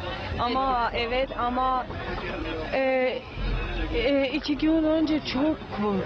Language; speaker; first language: Turkish; non-native, learner; Persian